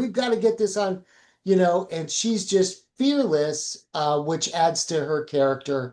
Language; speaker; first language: English; native; English